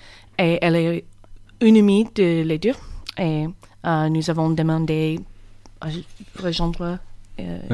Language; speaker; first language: French; non-native, learner; English